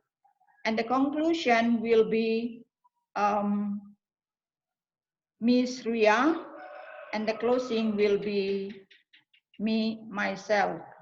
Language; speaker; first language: English; non-native, fluent; Indonesian